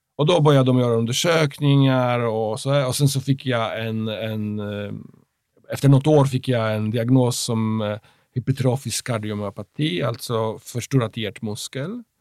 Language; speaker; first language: Swedish; non-native, fluent; Polish